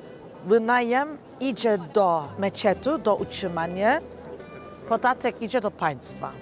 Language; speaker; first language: Polish; non-native, learner; Turkish